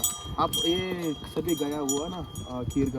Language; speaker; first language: Hindi; non-native, local second language; Kannada